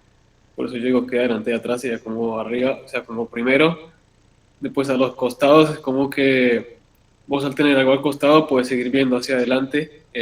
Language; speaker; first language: Spanish; native; Spanish